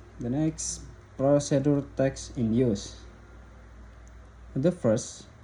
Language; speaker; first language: English; non-native, learner; Indonesian